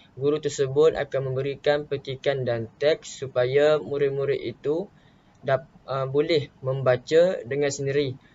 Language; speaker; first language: Malay; native; Malay